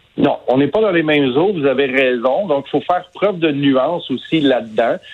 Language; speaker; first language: French; native; French